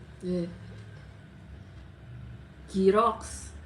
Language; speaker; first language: English; non-native, learner; Indonesian